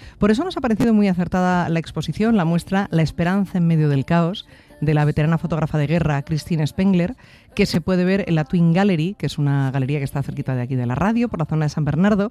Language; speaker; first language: Spanish; native; Spanish